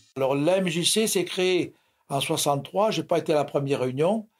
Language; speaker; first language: French; native; French